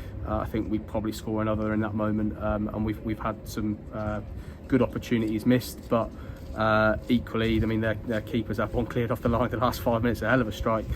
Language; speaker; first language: English; native; English